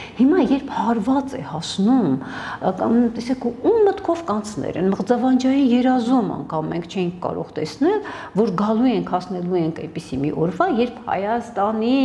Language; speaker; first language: Armenian; native; Armenian